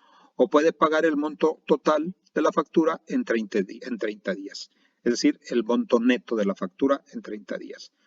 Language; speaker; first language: Spanish; native; Spanish